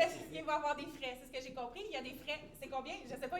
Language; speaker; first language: French; native; French